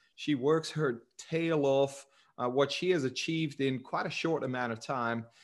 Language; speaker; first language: English; native; English